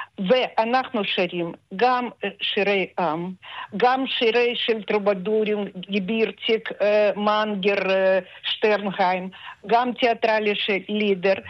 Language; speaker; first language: Hebrew; non-native, fluent; Russian